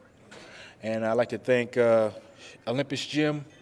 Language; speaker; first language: English; native; English